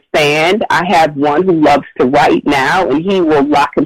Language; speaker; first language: English; native; English